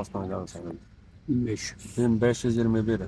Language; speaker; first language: Turkish; non-native, learner; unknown